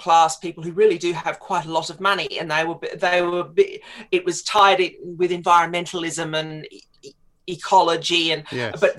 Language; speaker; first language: English; native; English